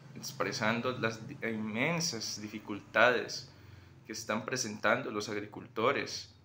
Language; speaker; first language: Spanish; native; Spanish